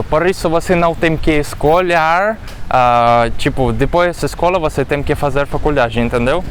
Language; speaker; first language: Portuguese; non-native, fluent; Russian